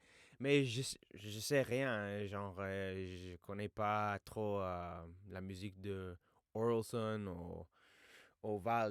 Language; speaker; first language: French; non-native, fluent; English